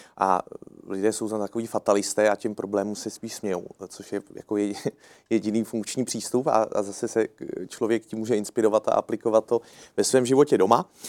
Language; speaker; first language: Czech; native; Czech